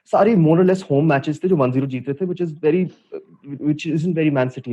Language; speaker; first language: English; non-native, local second language; Urdu